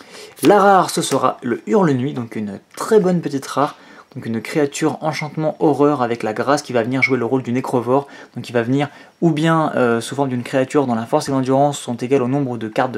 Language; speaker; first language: French; native; French